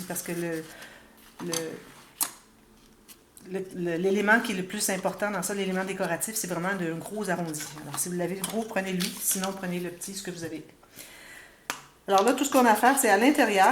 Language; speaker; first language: French; native; French